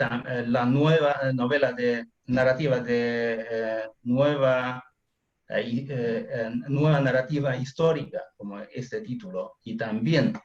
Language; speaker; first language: Spanish; non-native, fluent; Chinese